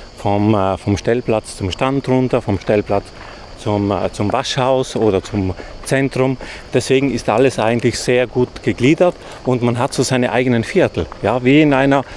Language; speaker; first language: German; native; German